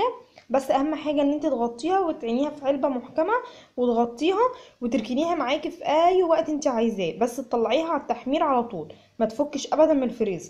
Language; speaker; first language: Arabic; native; Arabic